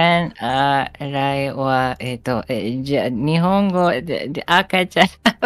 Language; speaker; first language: Japanese; non-native, learner; Indonesian